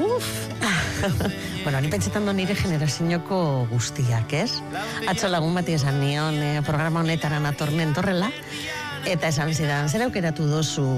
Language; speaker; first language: Basque; native; Basque